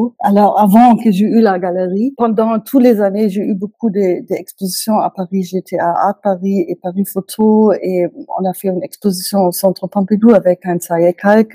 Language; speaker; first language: French; non-native, fluent; German